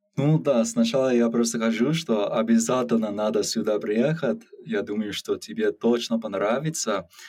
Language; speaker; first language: Russian; non-native, learner; English